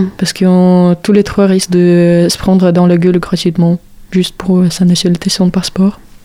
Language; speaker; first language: French; non-native, fluent; Russian